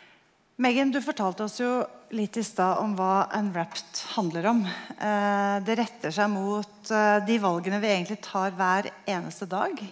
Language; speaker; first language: Norwegian; native; Norwegian